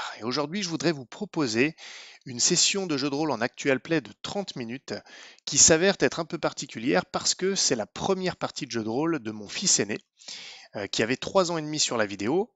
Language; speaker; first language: French; native; French